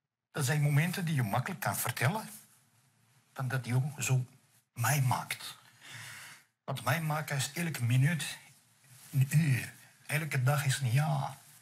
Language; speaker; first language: Dutch; non-native, fluent; Arabic